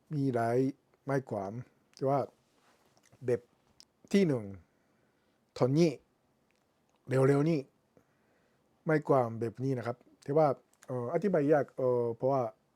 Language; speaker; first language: Thai; non-native, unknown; Japanese